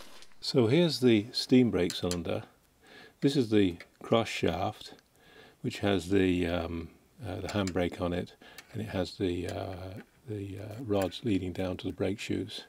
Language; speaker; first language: English; native; English